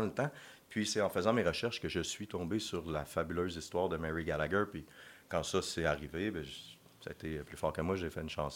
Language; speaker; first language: French; native; French